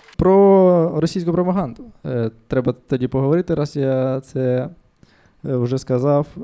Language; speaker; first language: Ukrainian; non-native, local second language; Russian